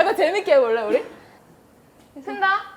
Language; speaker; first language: Korean; native; Korean